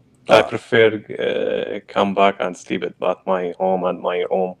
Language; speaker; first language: English; non-native, learner; Arabic